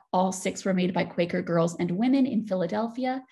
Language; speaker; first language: English; native; English